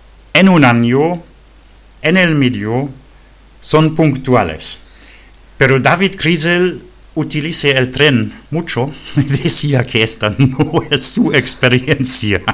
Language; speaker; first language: Spanish; non-native, fluent; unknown